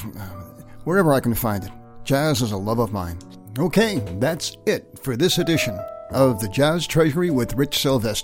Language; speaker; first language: English; native; English